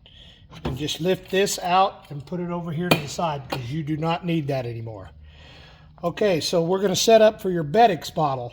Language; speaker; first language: English; native; English